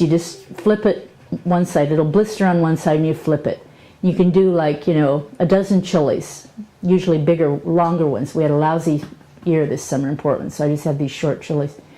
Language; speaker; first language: English; native; English